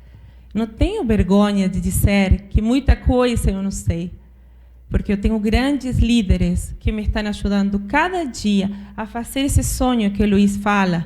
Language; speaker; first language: Portuguese; non-native, fluent; Spanish